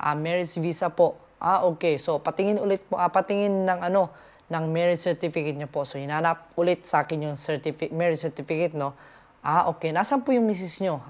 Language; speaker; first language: Filipino; native; Filipino